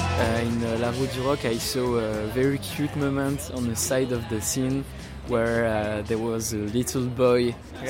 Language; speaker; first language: English; non-native, learner; French